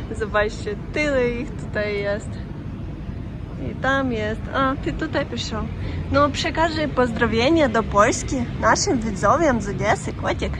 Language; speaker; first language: Polish; non-native, learner; Russian